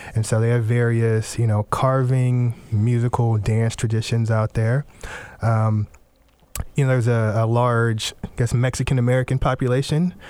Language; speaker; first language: English; native; English